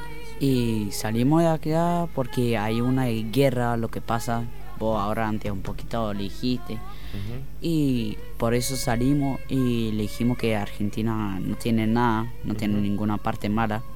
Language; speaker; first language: Spanish; non-native, learner; Arabic